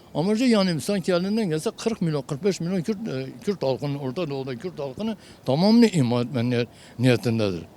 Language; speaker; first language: Turkish; non-native, local second language; Kurdish